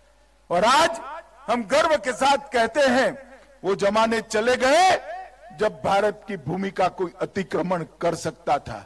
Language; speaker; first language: Hindi; non-native, local second language; Gujarati